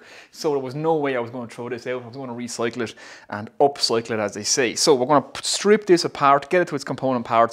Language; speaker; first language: English; native; English